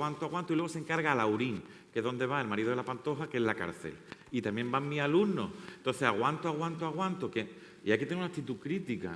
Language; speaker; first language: Spanish; native; Spanish